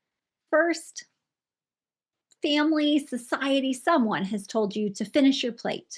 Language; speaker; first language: English; native; English